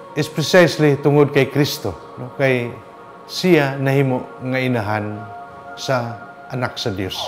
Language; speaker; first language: Cebuano; native; Cebuano